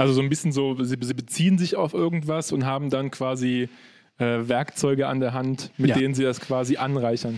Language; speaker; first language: German; native; German